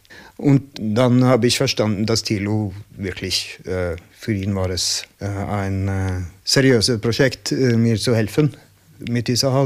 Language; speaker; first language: German; non-native, learner; Norwegian